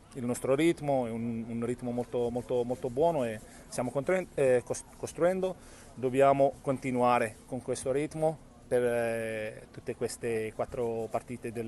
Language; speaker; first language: Italian; non-native, fluent; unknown